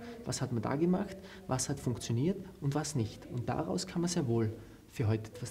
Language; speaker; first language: German; native; German